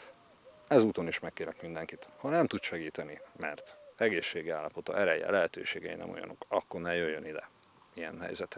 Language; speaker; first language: Hungarian; native; Hungarian